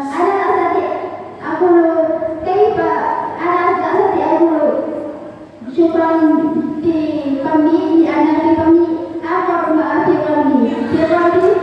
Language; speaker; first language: Arabic; non-native, learner; Indonesian